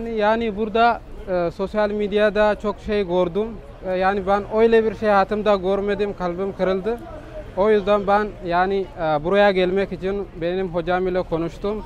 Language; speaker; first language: Turkish; non-native, learner; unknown